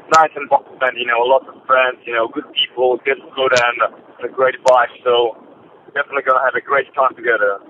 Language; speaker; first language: English; non-native, fluent; Polish